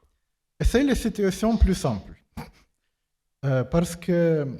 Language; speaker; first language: French; non-native, fluent; Ukrainian